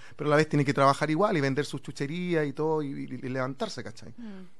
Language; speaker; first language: Spanish; native; Spanish